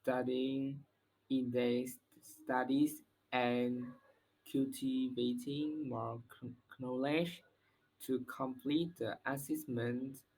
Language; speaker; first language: English; non-native, learner; Vietnamese